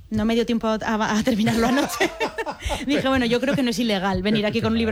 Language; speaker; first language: Spanish; native; Spanish